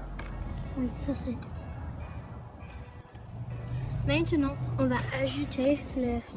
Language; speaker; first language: French; non-native, learner; English